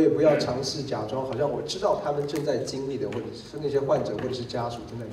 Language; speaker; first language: Chinese; native; Chinese